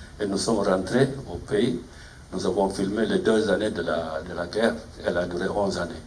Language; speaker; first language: French; non-native, fluent; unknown